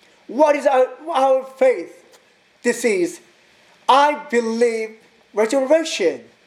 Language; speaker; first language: English; non-native, learner; Korean